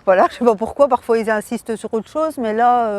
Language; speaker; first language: French; native; French